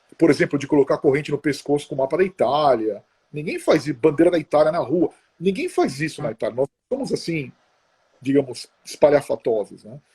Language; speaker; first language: Portuguese; non-native, fluent; Italian